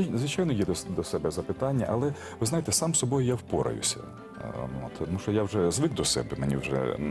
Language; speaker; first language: Ukrainian; native; Ukrainian